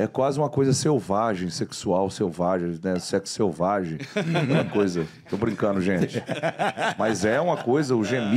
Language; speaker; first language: Portuguese; native; Portuguese